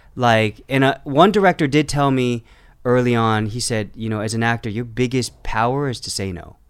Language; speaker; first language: English; native; English